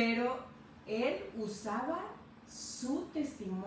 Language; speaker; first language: Spanish; native; Spanish